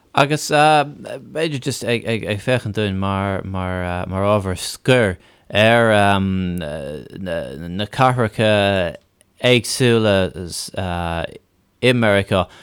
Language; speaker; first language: Irish; non-native, local second language; English